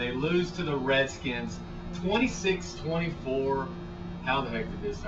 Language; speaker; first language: English; native; English